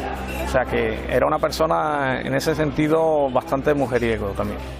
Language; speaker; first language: Spanish; native; Spanish